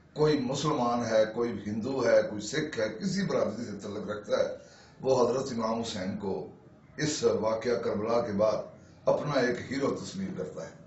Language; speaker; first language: Urdu; non-native, local second language; Punjabi